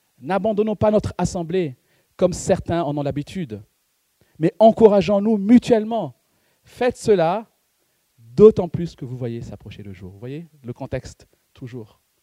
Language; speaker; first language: French; non-native, local second language; Malagasy